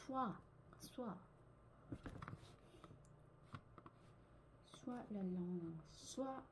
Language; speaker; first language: French; non-native, learner; Korean